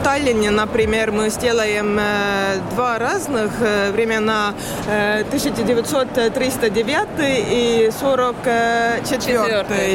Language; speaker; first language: Russian; non-native, learner; Estonian